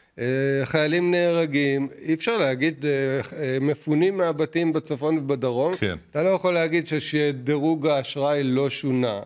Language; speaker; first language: Hebrew; native; Hebrew